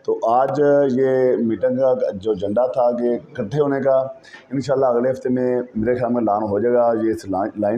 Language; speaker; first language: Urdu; non-native, local second language; Punjabi